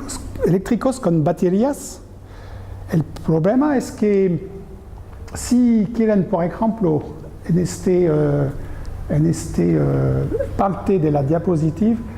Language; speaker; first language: Spanish; non-native, learner; French